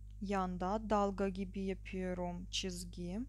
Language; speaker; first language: Turkish; non-native, learner; Russian